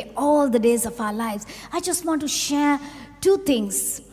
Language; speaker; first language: English; non-native, local second language; Sinhala